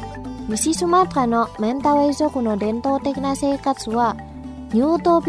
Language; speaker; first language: Japanese; non-native, fluent; Indonesian